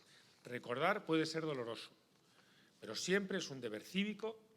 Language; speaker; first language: Spanish; native; Spanish